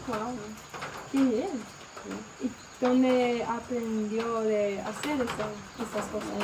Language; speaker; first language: Spanish; non-native, learner; English